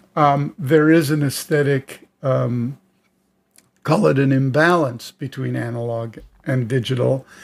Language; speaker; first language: English; native; English